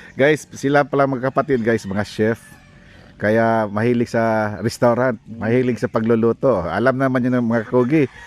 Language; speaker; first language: Filipino; non-native, local second language; Cebuano